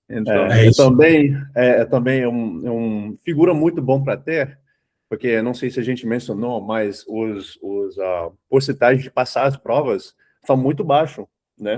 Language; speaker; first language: Portuguese; non-native, fluent; English